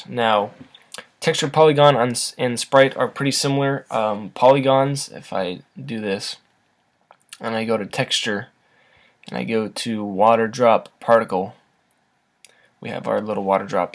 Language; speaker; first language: English; native; English